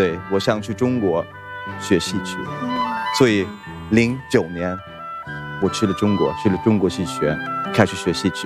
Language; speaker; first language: Chinese; non-native, fluent; Swedish